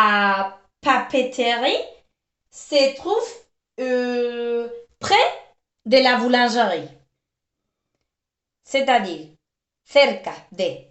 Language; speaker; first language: French; non-native, fluent; Spanish